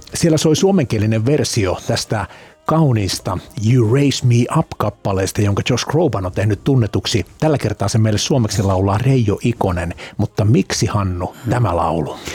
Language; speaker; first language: Finnish; native; Finnish